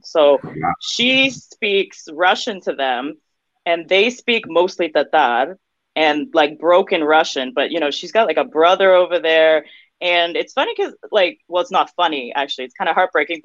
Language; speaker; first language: English; early bilingual, other home language; Russian